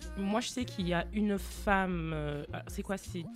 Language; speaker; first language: French; native; French